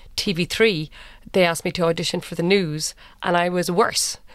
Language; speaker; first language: English; native; English